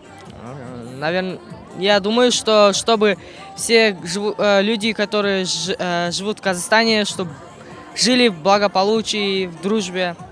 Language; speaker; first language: Russian; non-native, local second language; Kazakh